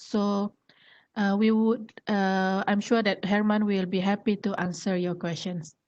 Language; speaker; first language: English; non-native, fluent; Malay